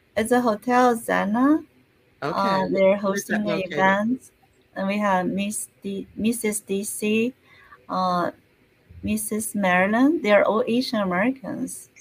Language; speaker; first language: English; non-native, fluent; Chinese